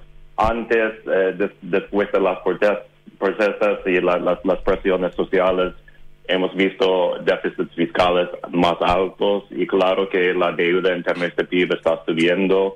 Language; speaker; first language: Spanish; non-native, fluent; English